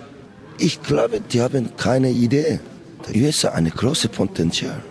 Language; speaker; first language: German; non-native, learner; Korean